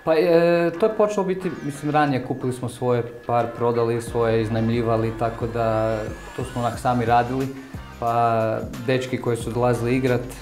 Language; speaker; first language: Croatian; early bilingual, heritage; Croatian